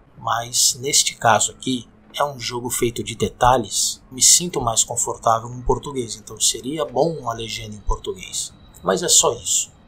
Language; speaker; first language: Portuguese; native; Portuguese